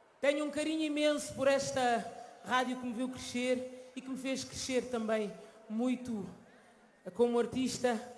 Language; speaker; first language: Portuguese; early bilingual, other home language; Kabuverdianu